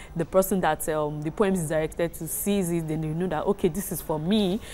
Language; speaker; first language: English; non-native, local second language; Yoruba